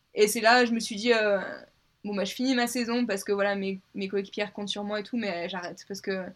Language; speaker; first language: French; native; French